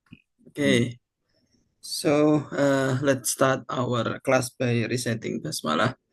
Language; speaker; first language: English; non-native, fluent; Indonesian